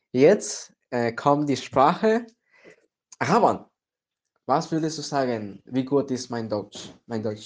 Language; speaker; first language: German; non-native, learner; Spanish